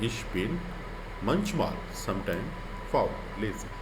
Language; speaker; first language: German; non-native, fluent; Hindi